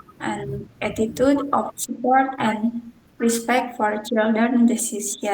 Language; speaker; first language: English; non-native, learner; Indonesian